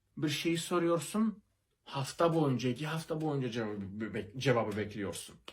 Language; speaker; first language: Turkish; non-native, fluent; Russian